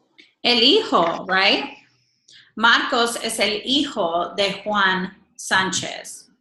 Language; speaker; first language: Spanish; non-native, fluent; English